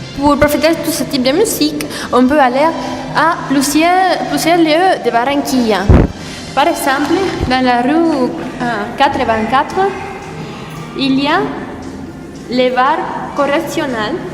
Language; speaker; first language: French; non-native, learner; Spanish